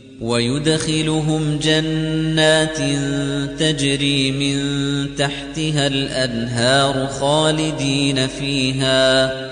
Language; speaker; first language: Arabic; native; Arabic